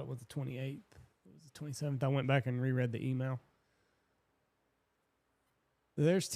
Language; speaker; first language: English; native; English